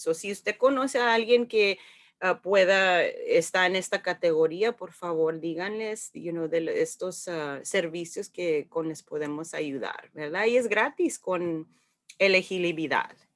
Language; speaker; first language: Spanish; early bilingual, heritage; Spanish